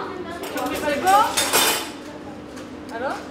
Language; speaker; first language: French; native; French